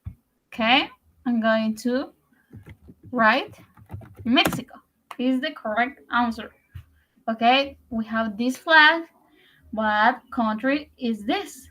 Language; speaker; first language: English; non-native, learner; Spanish